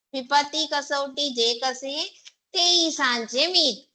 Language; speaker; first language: Hindi; non-native, local second language; Telugu